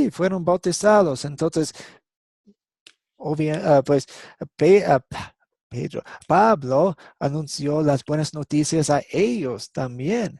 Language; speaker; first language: Spanish; non-native, fluent; English